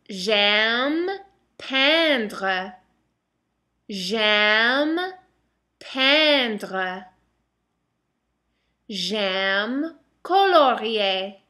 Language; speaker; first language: French; non-native, fluent; English